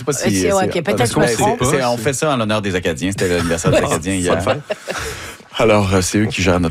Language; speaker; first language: French; native; French